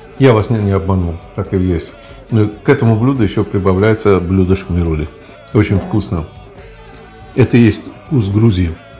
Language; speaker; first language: Russian; native; Russian